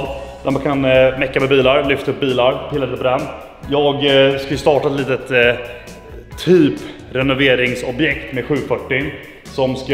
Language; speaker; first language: Swedish; native; Swedish